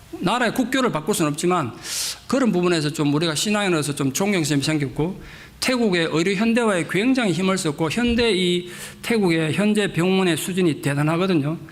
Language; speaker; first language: Korean; native; Korean